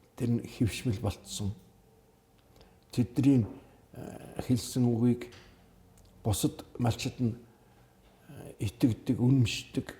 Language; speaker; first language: Mongolian; native; Mongolian